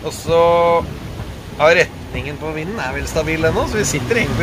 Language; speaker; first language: Norwegian; native; Norwegian